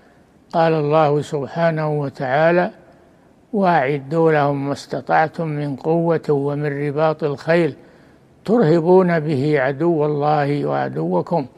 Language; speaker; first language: Arabic; native; Arabic